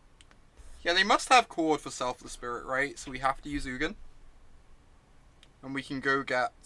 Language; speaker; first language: English; native; English